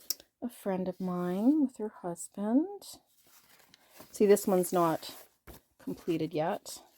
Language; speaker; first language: English; native; English